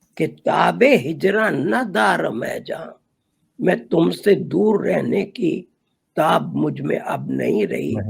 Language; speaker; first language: Urdu; non-native, local second language; Saraiki